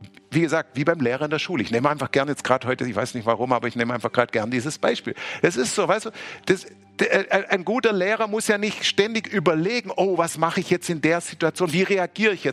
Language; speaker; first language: German; native; German